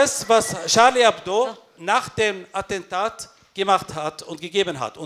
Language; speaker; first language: German; non-native, fluent; Arabic